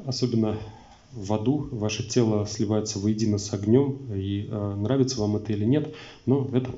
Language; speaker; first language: Russian; native; Russian